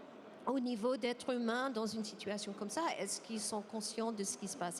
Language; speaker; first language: French; non-native, fluent; English